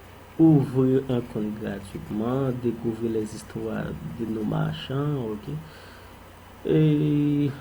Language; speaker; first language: French; non-native, learner; Haitian Creole